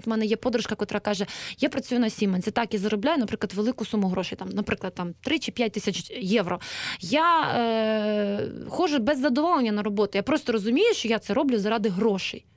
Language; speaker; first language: Ukrainian; native; Ukrainian